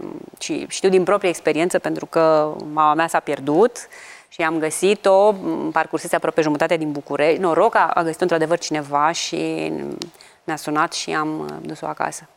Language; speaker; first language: Romanian; native; Romanian